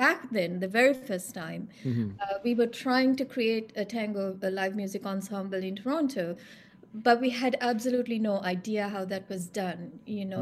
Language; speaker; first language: English; non-native, local second language; Sinhala